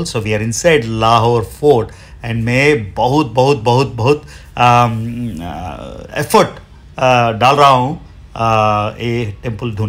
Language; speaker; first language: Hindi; non-native, local second language; Telugu